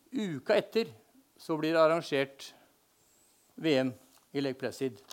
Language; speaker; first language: Norwegian; native; Norwegian